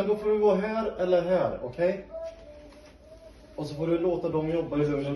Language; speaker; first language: Swedish; native; Swedish